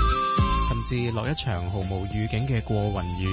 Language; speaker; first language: Chinese; non-native, local second language; Cantonese